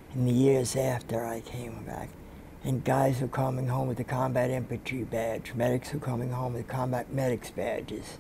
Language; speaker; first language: English; native; English